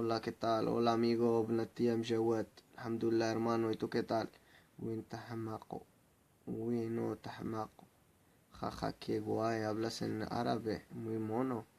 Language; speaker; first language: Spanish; non-native, fluent; Arabic